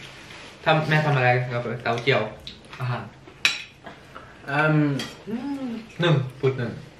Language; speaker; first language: Thai; early bilingual, heritage; Thai